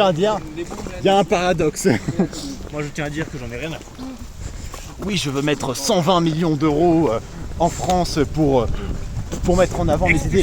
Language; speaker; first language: French; native; French